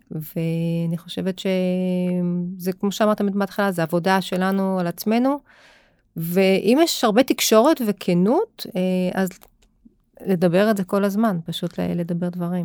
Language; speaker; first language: Hebrew; native; Hebrew